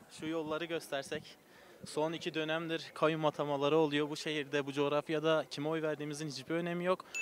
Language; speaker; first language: Turkish; non-native, local second language; Kurdish